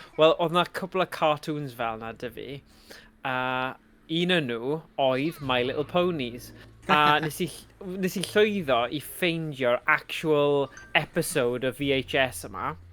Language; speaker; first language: Welsh; native; Welsh